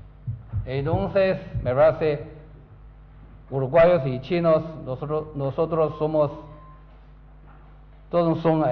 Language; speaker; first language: Spanish; non-native, learner; Chinese